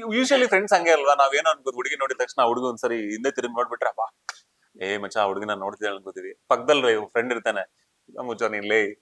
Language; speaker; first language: Kannada; native; Kannada